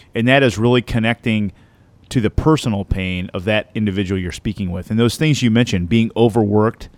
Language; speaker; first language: English; native; English